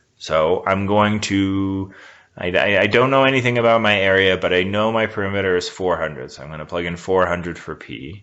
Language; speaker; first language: English; native; English